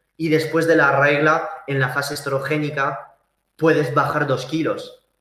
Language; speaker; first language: Spanish; early bilingual, heritage; Spanish